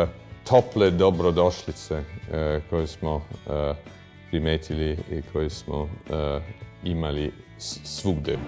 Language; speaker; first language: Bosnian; non-native, fluent; English